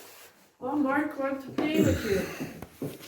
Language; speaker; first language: English; non-native, learner; French